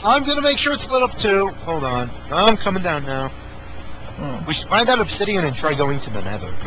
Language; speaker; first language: English; native; English